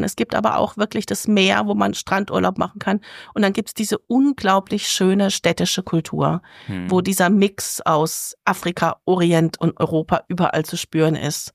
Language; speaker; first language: German; native; German